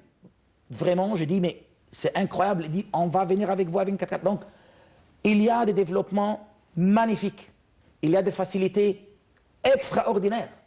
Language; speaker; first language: French; non-native, fluent; Arabic